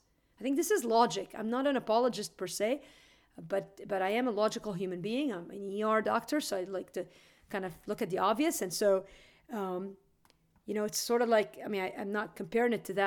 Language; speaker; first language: English; native; English